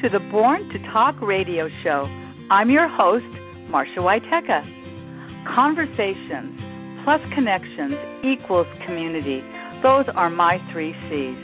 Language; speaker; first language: English; early bilingual, other home language; Spanish